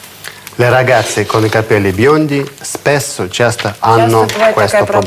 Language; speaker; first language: Italian; non-native, fluent; Russian